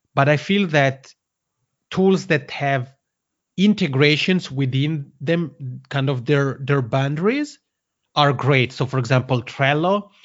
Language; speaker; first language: English; non-native, fluent; Italian